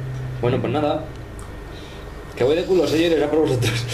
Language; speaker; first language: Spanish; native; Spanish